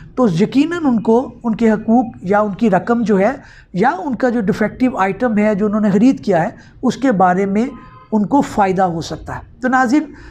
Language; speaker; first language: Urdu; non-native, local second language; Punjabi